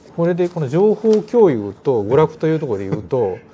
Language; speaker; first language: Japanese; native; Japanese